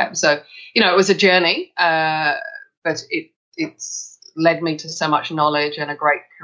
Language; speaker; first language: English; native; English